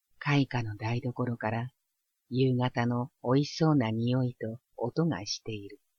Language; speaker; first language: Japanese; native; Japanese